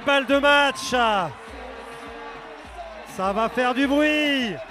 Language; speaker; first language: French; native; French